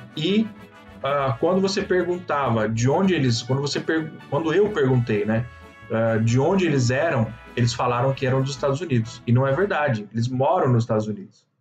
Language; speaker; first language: Portuguese; native; Portuguese